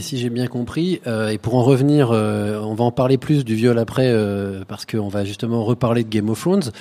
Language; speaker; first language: French; native; French